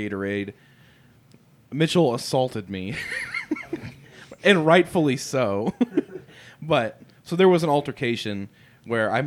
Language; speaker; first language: English; native; English